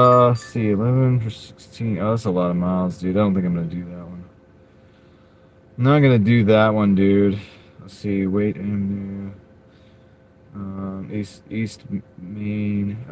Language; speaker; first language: English; native; English